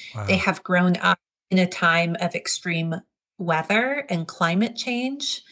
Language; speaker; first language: English; native; English